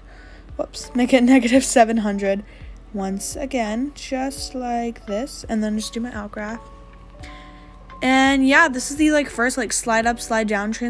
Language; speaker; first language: English; native; English